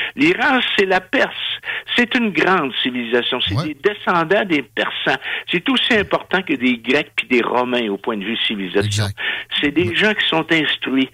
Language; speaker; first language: French; native; French